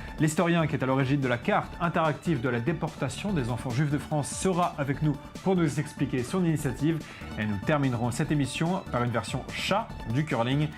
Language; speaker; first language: French; native; French